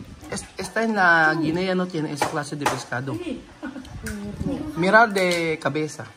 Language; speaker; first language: Spanish; non-native, learner; Filipino